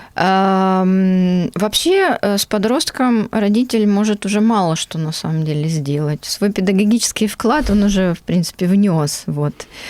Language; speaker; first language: Russian; native; Russian